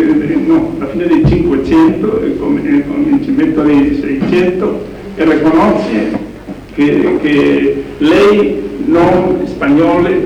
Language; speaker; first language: Italian; non-native, learner; Spanish